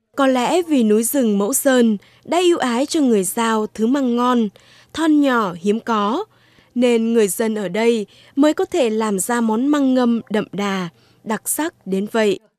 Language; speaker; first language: Vietnamese; native; Vietnamese